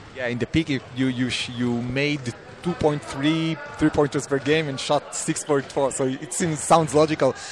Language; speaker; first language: English; non-native, fluent; Hebrew